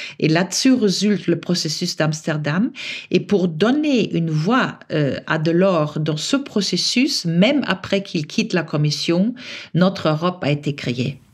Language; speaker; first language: French; non-native, fluent; German